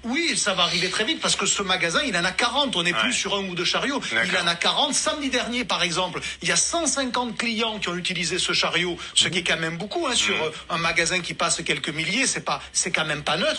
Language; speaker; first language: French; native; French